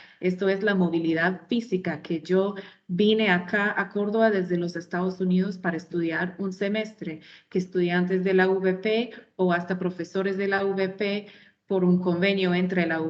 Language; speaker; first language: Spanish; non-native, fluent; English